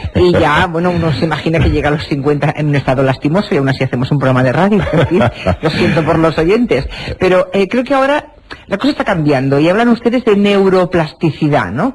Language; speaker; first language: Spanish; native; Spanish